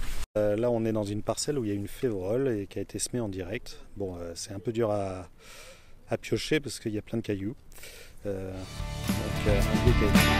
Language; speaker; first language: French; native; French